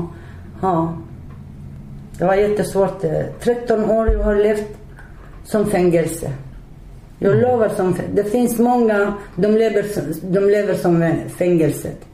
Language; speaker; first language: Swedish; non-native, learner; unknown